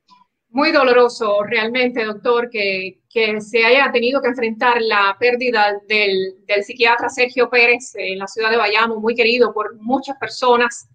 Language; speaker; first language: Spanish; native; Spanish